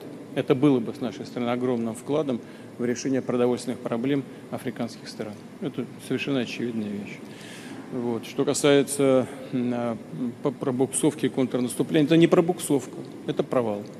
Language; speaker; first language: Russian; native; Russian